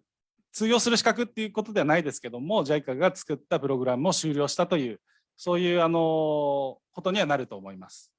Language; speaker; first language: Japanese; native; Japanese